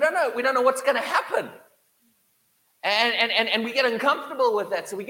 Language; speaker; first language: English; native; English